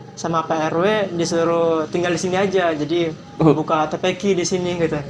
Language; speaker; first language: Indonesian; non-native, local second language; Minangkabau